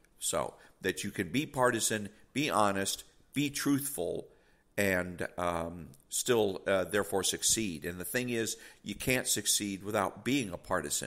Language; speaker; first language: English; native; English